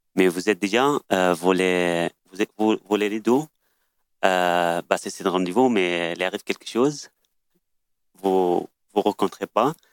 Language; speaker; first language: French; non-native, learner; Arabic